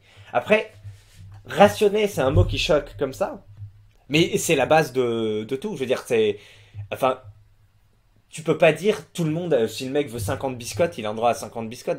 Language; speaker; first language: French; native; French